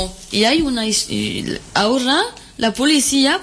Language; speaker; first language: Spanish; non-native, fluent; French